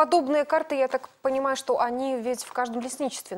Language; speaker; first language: Russian; native; Russian